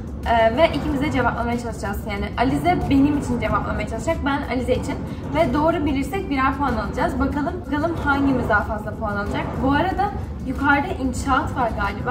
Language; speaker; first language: Turkish; early bilingual, heritage; Turkish